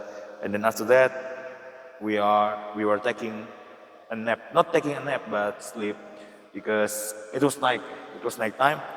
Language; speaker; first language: English; non-native, learner; Indonesian